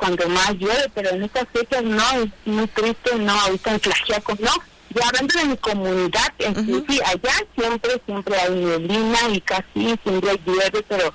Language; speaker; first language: Spanish; native; Spanish